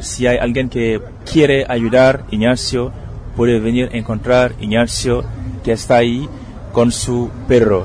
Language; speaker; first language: Spanish; non-native, fluent; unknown